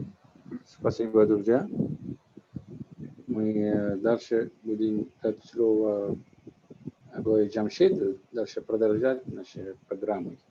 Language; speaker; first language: Russian; non-native, fluent; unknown